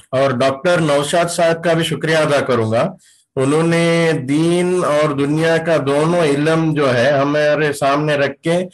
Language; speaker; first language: Urdu; native; Urdu